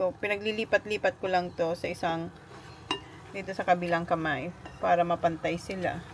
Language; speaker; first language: Filipino; non-native, local second language; Bikol